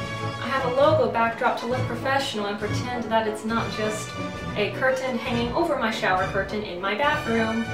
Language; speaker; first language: English; native; English